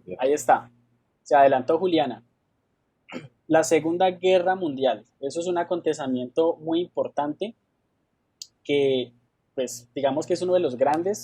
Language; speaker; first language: Spanish; native; Spanish